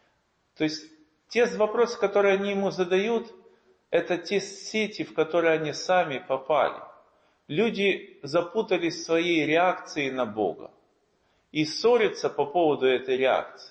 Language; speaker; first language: Russian; native; Russian